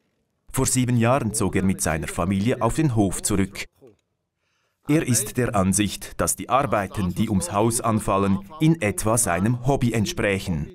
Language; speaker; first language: German; native; German